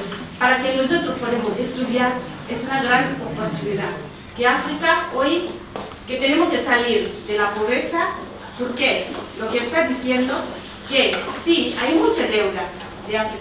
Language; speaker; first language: Spanish; non-native, learner; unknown